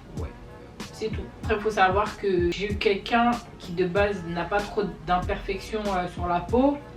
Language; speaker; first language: French; native; French